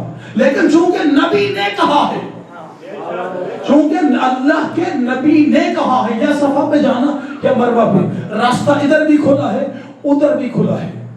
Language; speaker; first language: Urdu; native; Urdu